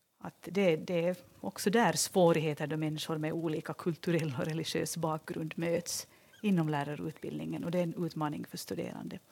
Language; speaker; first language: Swedish; native; Swedish